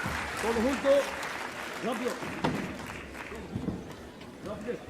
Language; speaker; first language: Spanish; non-native, learner; Korean